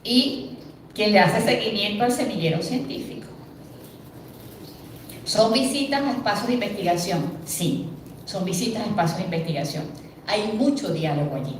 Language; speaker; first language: Spanish; native; Spanish